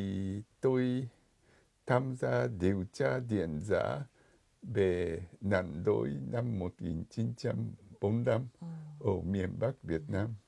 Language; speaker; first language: Vietnamese; non-native, fluent; Japanese